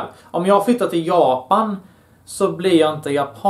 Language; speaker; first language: Swedish; early bilingual, other home language; Bosnian